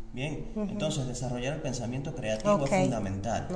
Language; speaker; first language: Spanish; native; Spanish